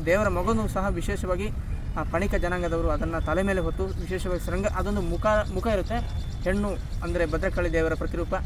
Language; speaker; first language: Kannada; non-native, local second language; Kodava